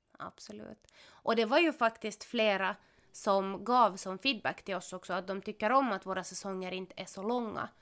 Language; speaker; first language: Swedish; native; Swedish